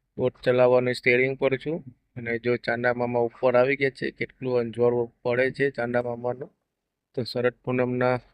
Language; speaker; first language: Gujarati; native; Gujarati